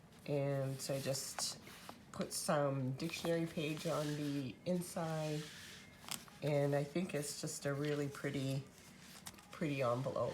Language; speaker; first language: English; native; English